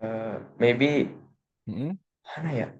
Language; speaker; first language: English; non-native, learner; Indonesian